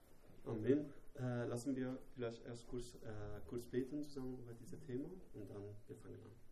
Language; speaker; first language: German; non-native, learner; Persian